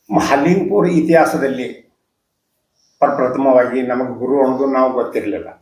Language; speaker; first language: Kannada; native; Kannada